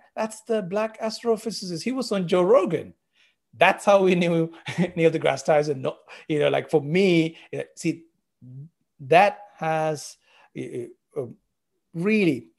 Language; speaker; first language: English; non-native, local second language; Sinhala